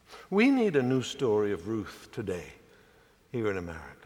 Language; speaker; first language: English; native; English